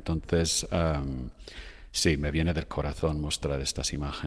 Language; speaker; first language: Spanish; non-native, fluent; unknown